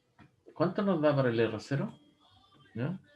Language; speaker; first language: Spanish; native; Spanish